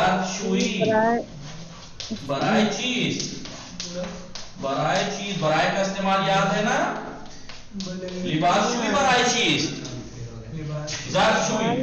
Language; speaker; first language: Persian; non-native, fluent; Urdu